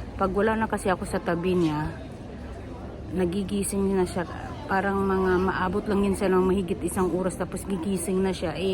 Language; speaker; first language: Filipino; non-native, local second language; Hiligaynon